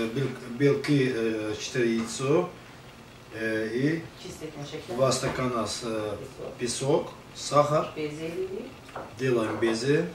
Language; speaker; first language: Russian; non-native, learner; Azerbaijani